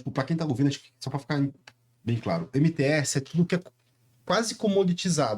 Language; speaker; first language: Portuguese; native; Portuguese